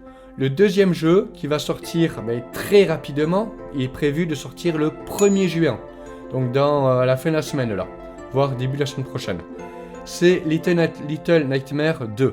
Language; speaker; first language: French; native; French